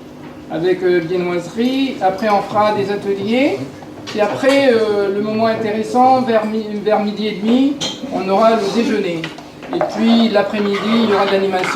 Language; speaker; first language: French; native; French